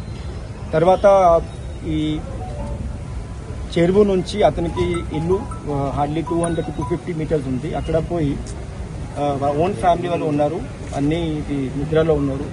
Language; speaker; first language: Telugu; non-native, learner; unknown